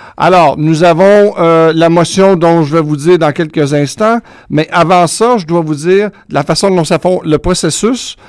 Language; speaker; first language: French; native; French